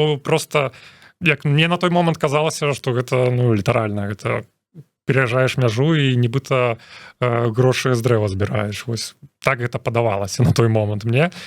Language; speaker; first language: Belarusian; non-native, local second language; Russian